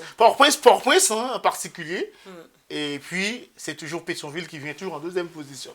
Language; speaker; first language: French; non-native, local second language; Haitian Creole